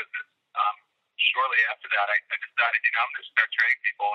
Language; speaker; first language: English; native; English